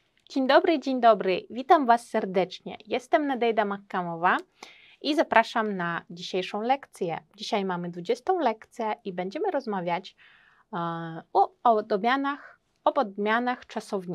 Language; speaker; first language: Polish; non-native, fluent; Uzbek